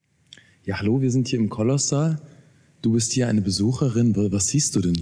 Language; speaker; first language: German; native; German